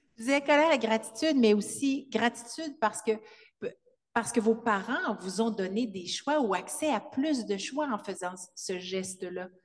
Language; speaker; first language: French; native; French